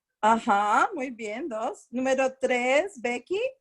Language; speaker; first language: Spanish; non-native, fluent; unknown